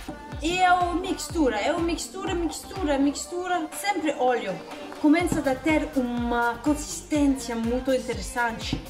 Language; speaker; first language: Portuguese; non-native, learner; Danish